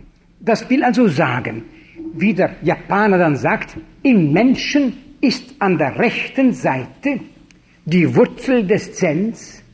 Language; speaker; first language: German; non-native, fluent; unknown